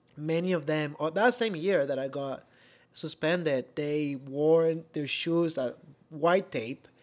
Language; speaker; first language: English; non-native, fluent; Spanish